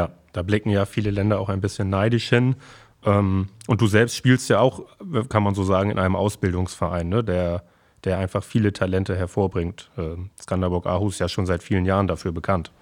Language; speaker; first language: German; native; German